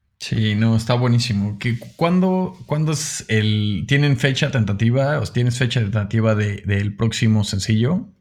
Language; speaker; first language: Spanish; native; Spanish